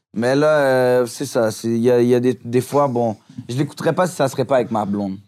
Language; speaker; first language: French; native; French